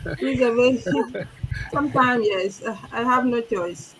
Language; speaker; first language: English; non-native, learner; French